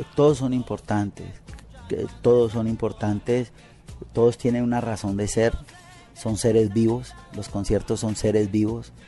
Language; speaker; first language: Spanish; native; Spanish